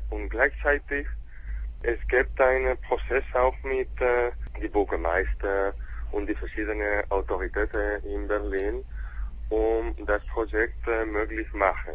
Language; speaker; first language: German; non-native, learner; Spanish